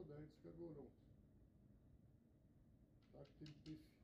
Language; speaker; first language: Swedish; non-native, local second language; Turkish